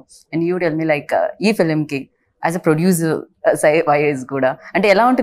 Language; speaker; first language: Telugu; native; Telugu